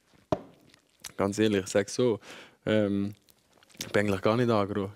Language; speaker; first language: German; early bilingual, other home language; Albanian